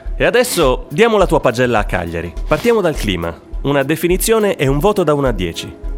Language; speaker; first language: Italian; native; Italian